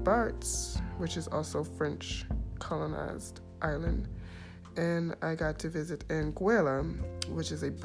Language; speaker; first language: English; native; English